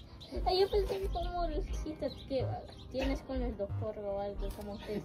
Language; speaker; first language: Spanish; early bilingual, heritage; Spanish